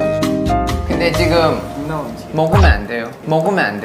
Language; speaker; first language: Korean; non-native, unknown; Thai